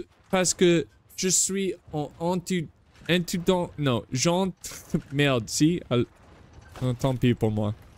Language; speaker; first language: French; non-native, learner; English